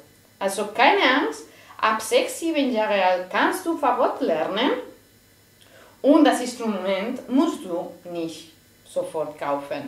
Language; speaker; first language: German; non-native, fluent; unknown